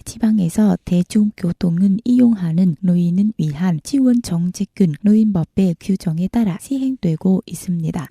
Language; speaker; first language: Korean; non-native, fluent; Vietnamese